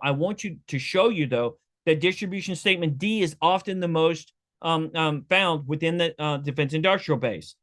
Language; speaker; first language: English; native; English